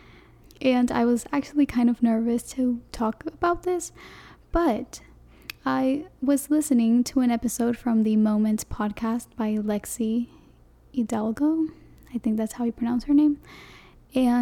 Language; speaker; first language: English; non-native, fluent; Spanish